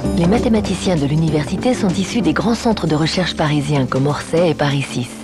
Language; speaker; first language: French; native; French